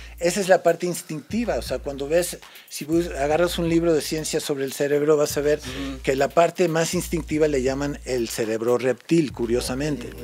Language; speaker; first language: Spanish; native; Spanish